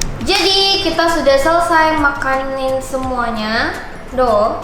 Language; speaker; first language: Indonesian; early bilingual, other home language; Japanese